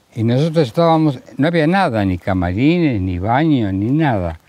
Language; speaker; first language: Spanish; native; Spanish